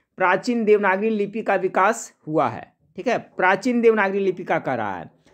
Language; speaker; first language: Hindi; native; Hindi